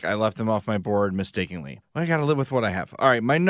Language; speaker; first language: English; native; English